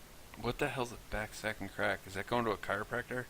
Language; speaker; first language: English; native; English